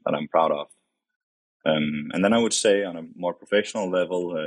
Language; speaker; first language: English; non-native, fluent; Danish